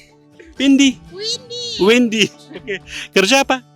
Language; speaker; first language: Indonesian; non-native, fluent; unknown